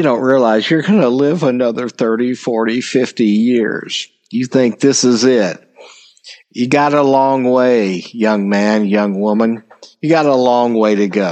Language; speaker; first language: English; native; English